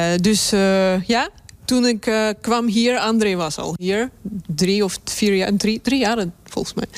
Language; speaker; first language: Dutch; non-native, fluent; Russian